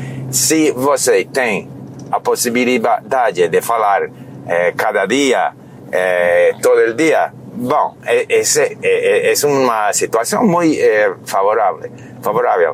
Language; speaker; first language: Portuguese; non-native, learner; English